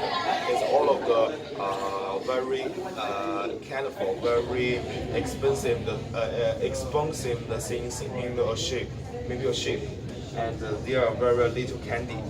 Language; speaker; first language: English; non-native, learner; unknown